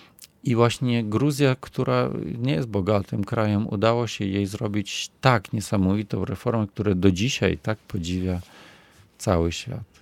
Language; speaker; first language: Polish; non-native, fluent; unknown